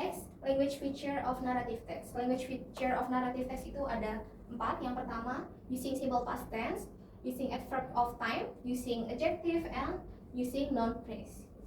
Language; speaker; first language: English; non-native, learner; Indonesian